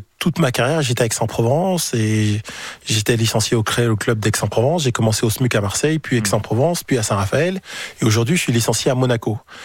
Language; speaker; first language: French; native; French